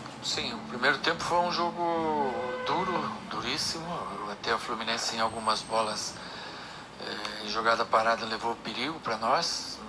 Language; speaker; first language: Portuguese; native; Portuguese